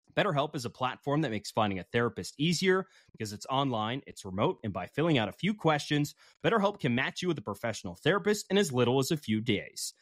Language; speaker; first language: English; native; English